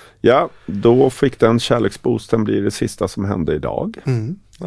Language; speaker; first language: Swedish; native; Swedish